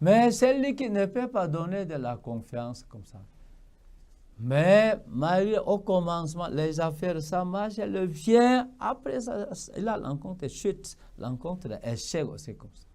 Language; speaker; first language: French; non-native, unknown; Korean